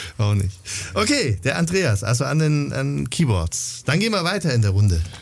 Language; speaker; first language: German; native; German